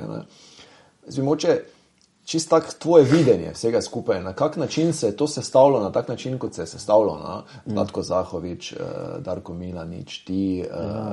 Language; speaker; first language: Slovenian; native; Slovenian